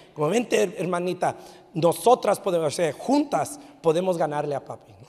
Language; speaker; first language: Spanish; early bilingual, heritage; Spanish